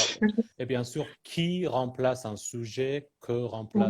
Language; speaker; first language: French; non-native, fluent; Persian